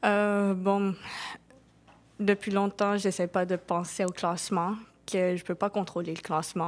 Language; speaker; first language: French; non-native, local second language; English